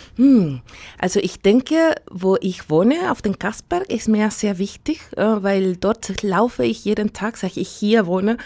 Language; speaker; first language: German; non-native, fluent; Spanish